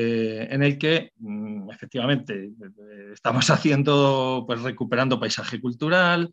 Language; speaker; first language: Spanish; native; Spanish